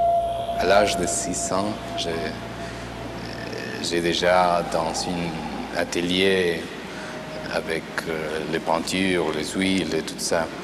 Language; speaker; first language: French; non-native, fluent; Spanish